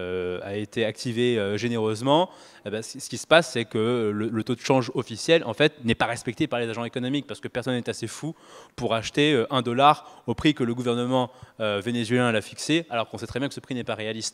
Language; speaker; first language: French; native; French